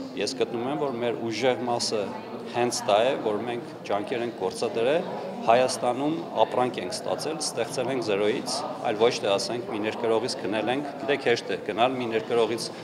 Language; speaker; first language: Armenian; native; Armenian